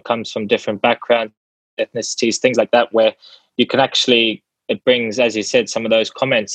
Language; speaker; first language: English; native; English